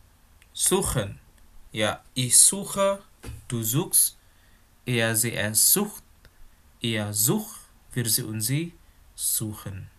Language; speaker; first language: German; non-native, fluent; Indonesian